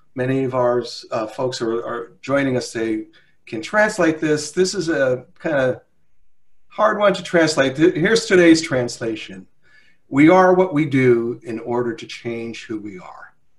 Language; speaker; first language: English; native; English